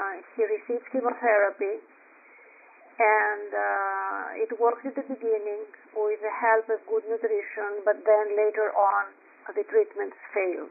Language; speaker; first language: English; non-native, fluent; Greek